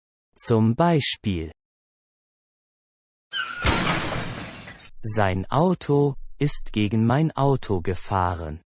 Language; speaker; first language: German; non-native, learner; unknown